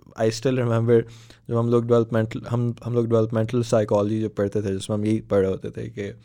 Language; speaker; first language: Urdu; native; Urdu